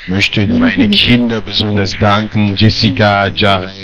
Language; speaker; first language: German; non-native, fluent; French